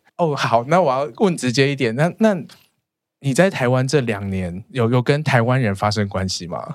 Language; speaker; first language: Chinese; native; Chinese